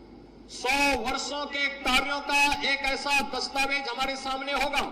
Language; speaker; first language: Hindi; native; Hindi